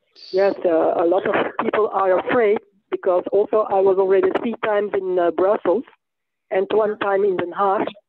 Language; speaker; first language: English; non-native, fluent; Dutch